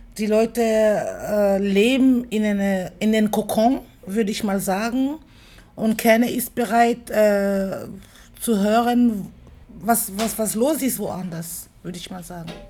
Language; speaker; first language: German; non-native, fluent; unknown